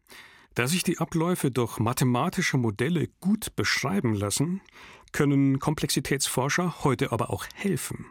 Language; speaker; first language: German; native; German